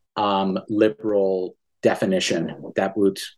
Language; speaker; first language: English; early bilingual, other home language; Persian